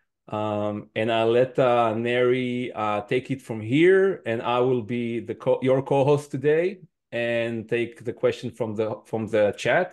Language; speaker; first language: English; non-native, fluent; Hebrew